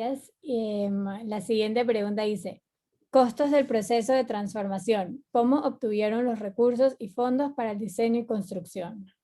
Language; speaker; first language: Spanish; native; Spanish